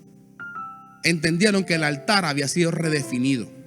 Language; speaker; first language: Spanish; native; Spanish